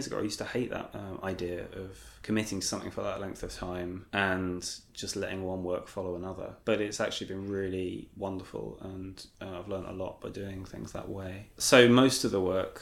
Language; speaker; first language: English; native; English